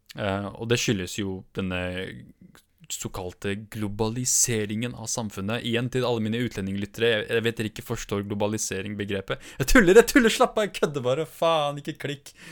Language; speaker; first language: Norwegian; early bilingual, other home language; Kurdish